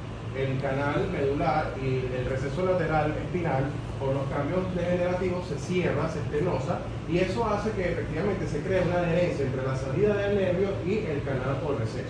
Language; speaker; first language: Spanish; native; Spanish